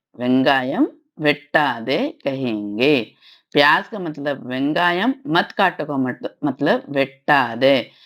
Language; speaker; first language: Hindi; non-native, local second language; Tamil